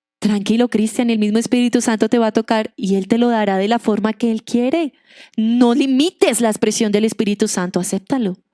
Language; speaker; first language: Spanish; non-native, local second language; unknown